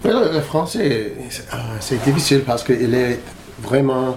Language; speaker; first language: French; non-native, learner; English